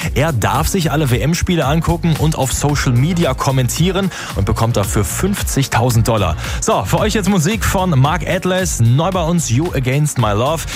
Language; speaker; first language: German; native; German